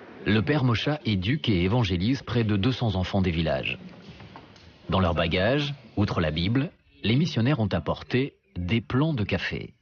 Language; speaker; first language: French; native; French